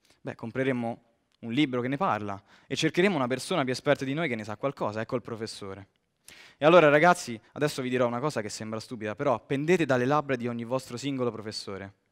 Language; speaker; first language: Italian; native; Italian